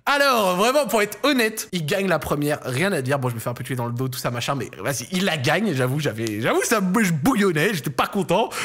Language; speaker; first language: French; native; French